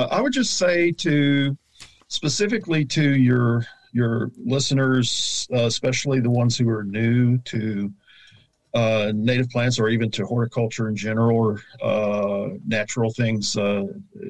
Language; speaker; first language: English; native; English